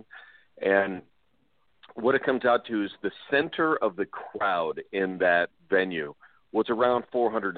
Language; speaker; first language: English; native; English